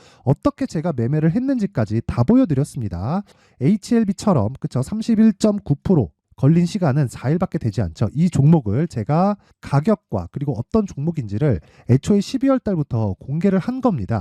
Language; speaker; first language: Korean; native; Korean